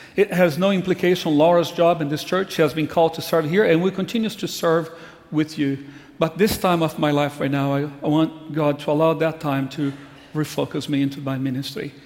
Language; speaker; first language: English; non-native, fluent; Portuguese